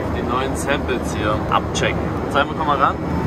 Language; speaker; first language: German; native; German